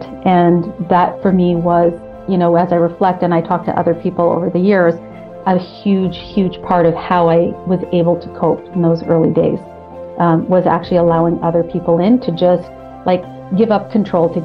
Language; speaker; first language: English; native; English